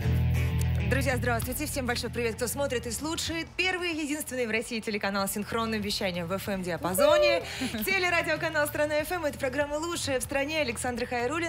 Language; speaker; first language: Russian; native; Russian